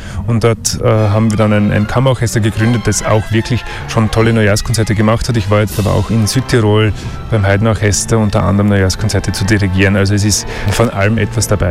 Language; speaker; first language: German; native; German